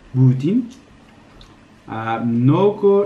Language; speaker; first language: Russian; non-native, learner; Spanish